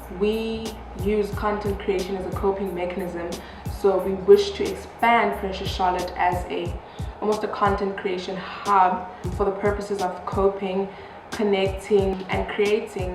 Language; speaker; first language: English; non-native, local second language; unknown